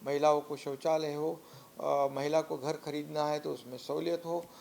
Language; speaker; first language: Hindi; non-native, local second language; Marathi